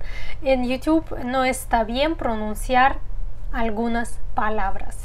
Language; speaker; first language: Spanish; non-native, fluent; Russian